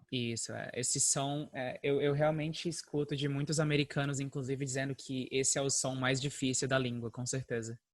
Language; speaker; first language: Portuguese; native; Portuguese